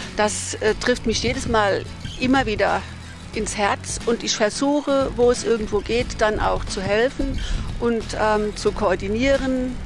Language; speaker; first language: German; native; German